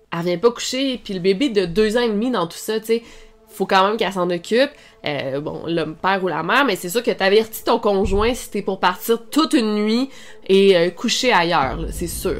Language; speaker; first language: French; native; French